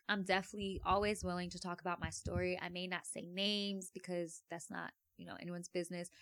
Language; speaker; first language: English; native; English